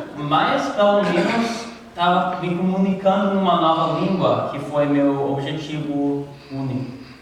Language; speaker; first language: Portuguese; non-native, learner; English